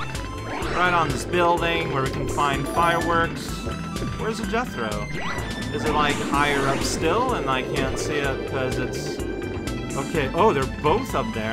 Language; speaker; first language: English; native; English